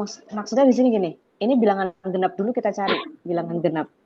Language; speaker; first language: Indonesian; native; Indonesian